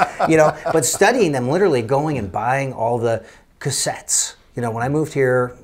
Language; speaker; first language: English; native; English